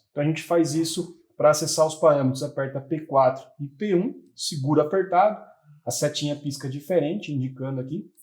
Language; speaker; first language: Portuguese; native; Portuguese